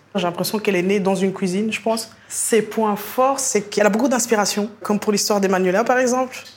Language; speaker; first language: French; native; French